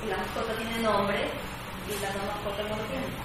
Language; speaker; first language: Spanish; native; Spanish